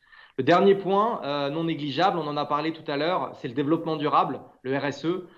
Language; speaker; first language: French; native; French